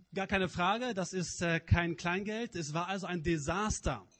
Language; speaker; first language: German; native; German